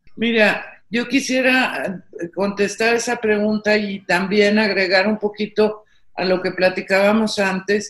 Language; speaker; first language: Spanish; native; Spanish